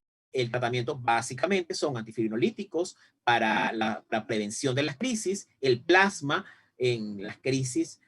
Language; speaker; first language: Spanish; native; Spanish